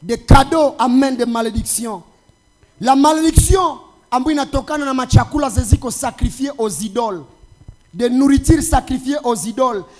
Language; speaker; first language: French; non-native, local second language; Swahili